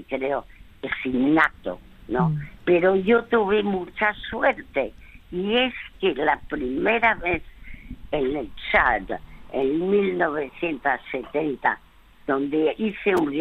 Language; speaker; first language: Spanish; early bilingual, other home language; French